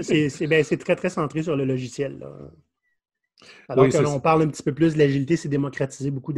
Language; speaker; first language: French; native; French